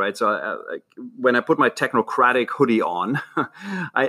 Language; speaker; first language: English; non-native, fluent; German